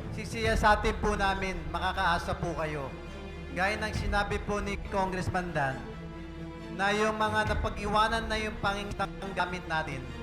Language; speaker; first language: Filipino; native; Filipino